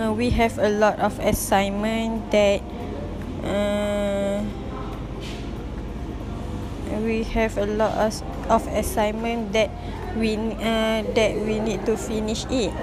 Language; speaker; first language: English; non-native, learner; Malay